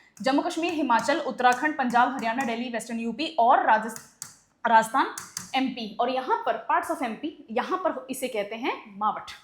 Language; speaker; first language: Hindi; native; Hindi